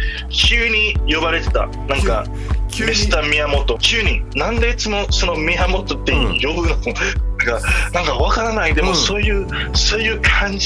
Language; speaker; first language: Japanese; non-native, fluent; English